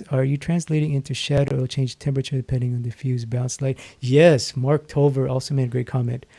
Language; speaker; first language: English; native; English